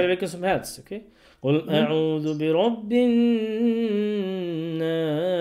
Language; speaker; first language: Swedish; non-native, learner; Urdu